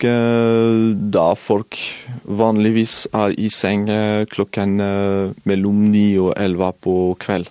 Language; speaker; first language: Norwegian; non-native, fluent; French